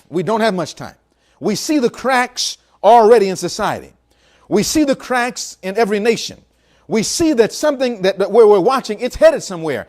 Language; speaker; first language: English; native; English